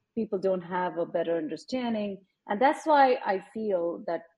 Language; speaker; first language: English; non-native, local second language; Hindi